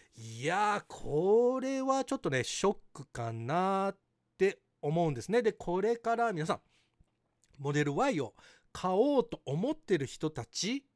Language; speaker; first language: Japanese; early bilingual, heritage; Japanese